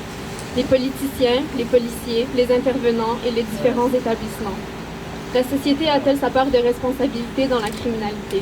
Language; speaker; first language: French; early bilingual, other home language; Arabic